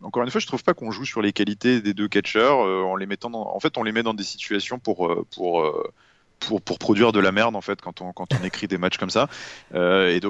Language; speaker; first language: French; native; French